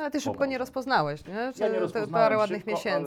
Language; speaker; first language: Polish; native; Polish